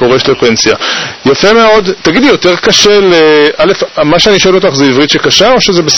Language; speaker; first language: Hebrew; native; Hebrew